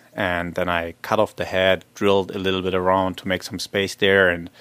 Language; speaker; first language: English; non-native, fluent; German